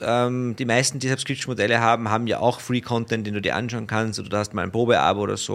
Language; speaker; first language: German; native; German